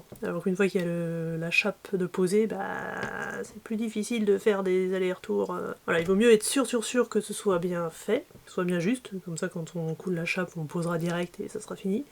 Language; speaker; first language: French; native; French